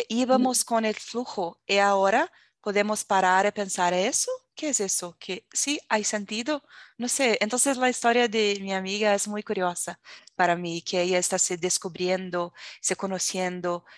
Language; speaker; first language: Spanish; non-native, fluent; Portuguese